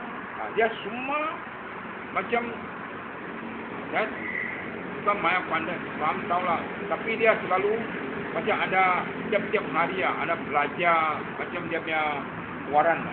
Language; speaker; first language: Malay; non-native, local second language; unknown